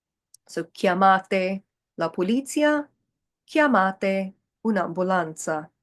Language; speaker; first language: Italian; non-native, fluent; English